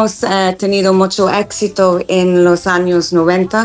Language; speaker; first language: Spanish; non-native, fluent; English